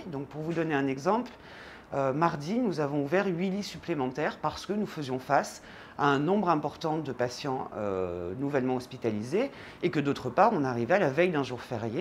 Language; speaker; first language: French; native; French